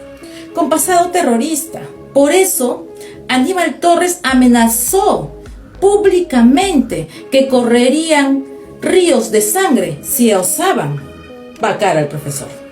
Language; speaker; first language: Spanish; native; Spanish